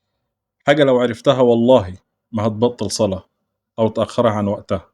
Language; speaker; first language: Arabic; native; Arabic